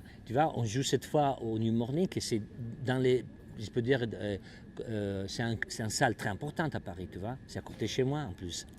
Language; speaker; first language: French; non-native, fluent; Italian